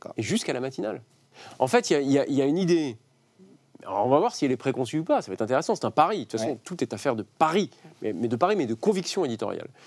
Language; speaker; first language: French; native; French